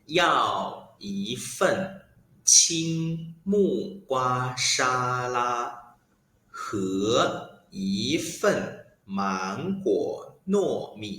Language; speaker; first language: Chinese; non-native, fluent; Thai